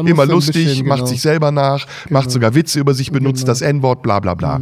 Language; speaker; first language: German; early bilingual, other home language; Turkish